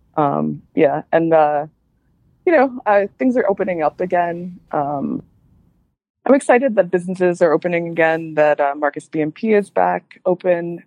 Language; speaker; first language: English; native; English